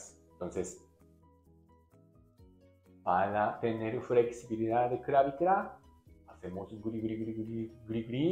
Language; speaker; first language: Spanish; non-native, learner; Japanese